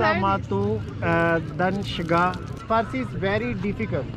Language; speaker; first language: English; non-native, learner; Urdu